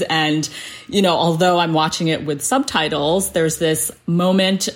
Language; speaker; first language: English; early bilingual, other home language; Cantonese